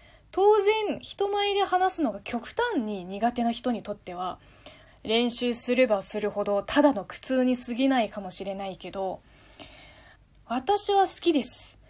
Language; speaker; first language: Japanese; non-native, fluent; Chinese